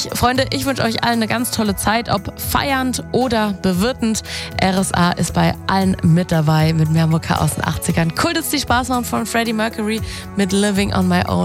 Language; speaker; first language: German; native; German